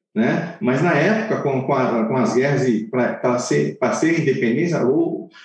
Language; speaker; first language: Portuguese; non-native, fluent; Italian